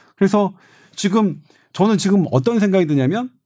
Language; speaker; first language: Korean; native; Korean